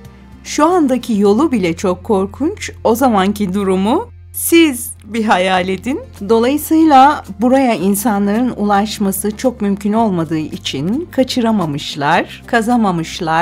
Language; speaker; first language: Turkish; native; Turkish